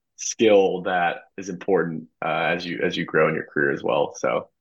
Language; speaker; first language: English; native; English